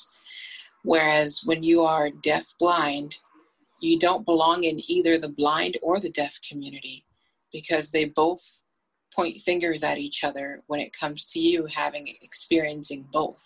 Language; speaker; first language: English; native; English